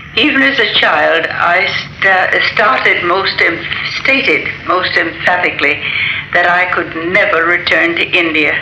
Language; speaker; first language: English; native; English